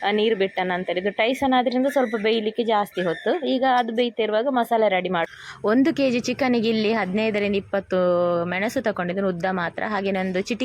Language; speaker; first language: Kannada; native; Kannada